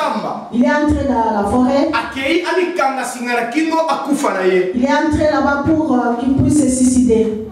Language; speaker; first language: French; non-native, local second language; Lingala